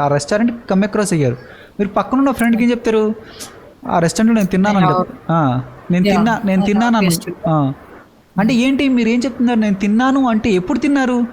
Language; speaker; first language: Telugu; native; Telugu